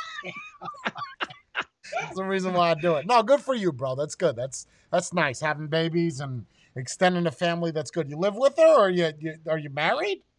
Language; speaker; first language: English; native; English